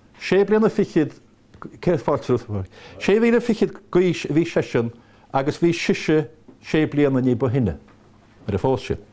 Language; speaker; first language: Irish; native; Irish